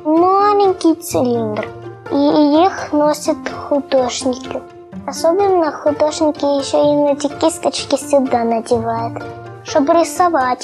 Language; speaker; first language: Russian; native; Russian